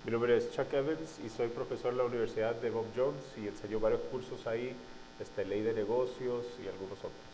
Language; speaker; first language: Spanish; non-native, fluent; English